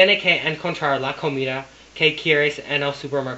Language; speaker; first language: Spanish; non-native, learner; English